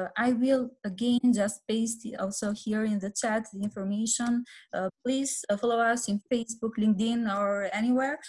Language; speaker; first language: English; non-native, fluent; Albanian